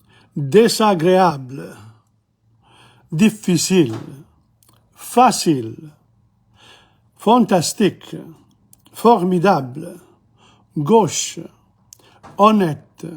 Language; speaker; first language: French; non-native, fluent; English